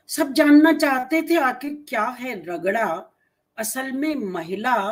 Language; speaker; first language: Hindi; native; Hindi